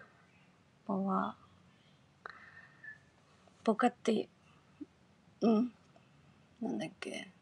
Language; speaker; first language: Thai; non-native, learner; Japanese